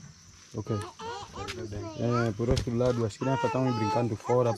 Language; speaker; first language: Portuguese; non-native, fluent; Vietnamese